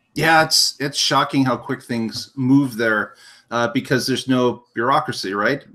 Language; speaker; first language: English; native; English